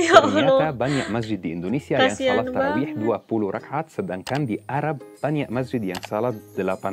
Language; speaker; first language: Indonesian; non-native, fluent; Arabic